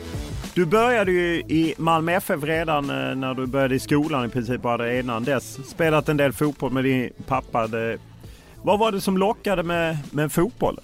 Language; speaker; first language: Swedish; native; Swedish